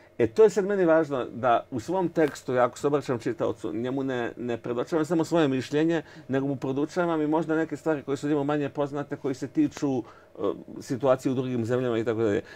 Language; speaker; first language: Serbian; native; Serbian